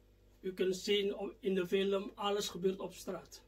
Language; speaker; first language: Dutch; non-native, fluent; Indonesian